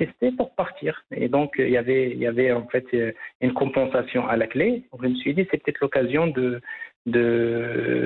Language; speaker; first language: French; non-native, local second language; Arabic